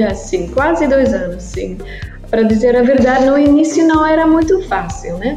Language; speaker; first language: Portuguese; non-native, learner; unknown